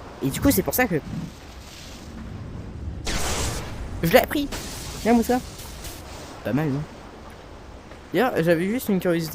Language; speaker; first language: French; native; French